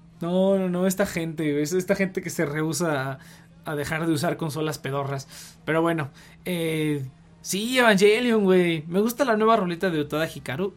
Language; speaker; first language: Spanish; native; Spanish